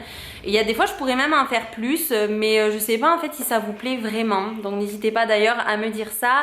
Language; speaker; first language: French; native; French